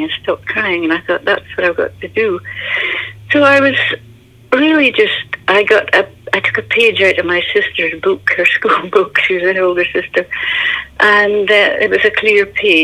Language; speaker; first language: English; native; English